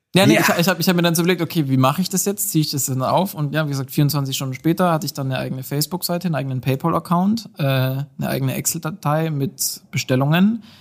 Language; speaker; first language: German; native; German